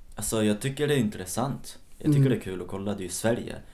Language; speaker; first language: Swedish; native; Swedish